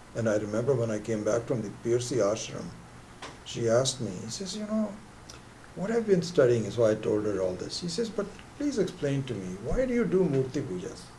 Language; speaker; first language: English; non-native, local second language; Hindi